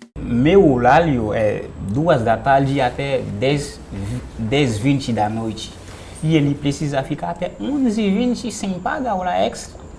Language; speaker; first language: Portuguese; non-native, learner; Haitian Creole